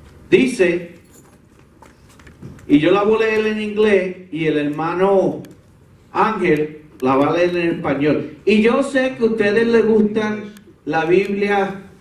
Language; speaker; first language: Spanish; early bilingual, heritage; Spanish